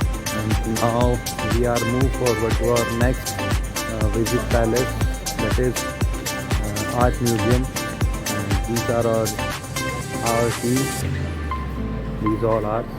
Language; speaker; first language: English; non-native, learner; Hindi